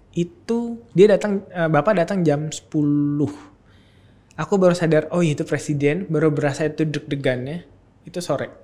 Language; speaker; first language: Indonesian; native; Indonesian